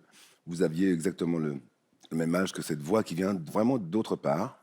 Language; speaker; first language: French; native; French